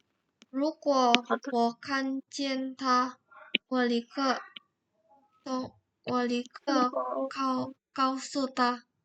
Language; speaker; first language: Chinese; non-native, learner; Indonesian